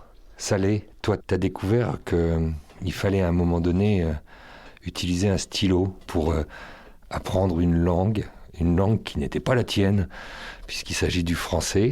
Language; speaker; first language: French; native; French